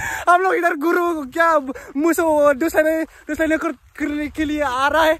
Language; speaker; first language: Hindi; non-native, local second language; Bodo